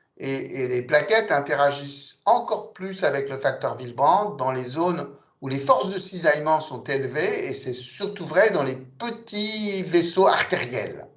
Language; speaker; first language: French; native; French